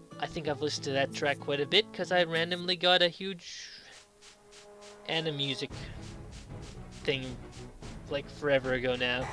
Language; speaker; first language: English; native; English